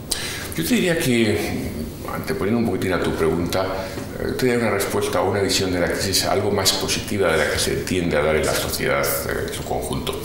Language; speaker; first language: Spanish; native; Spanish